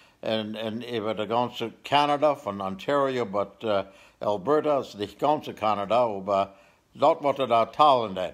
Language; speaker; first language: German; non-native, learner; Plautdietsch